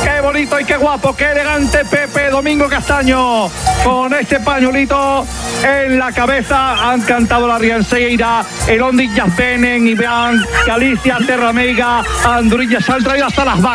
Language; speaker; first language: Spanish; native; Spanish